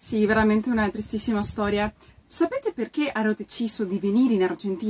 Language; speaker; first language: Italian; non-native, fluent; Spanish